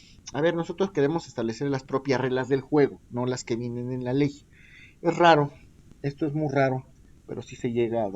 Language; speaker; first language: Spanish; native; Spanish